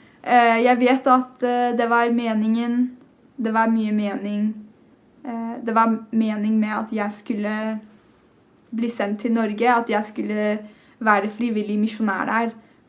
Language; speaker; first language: Norwegian; non-native, fluent; English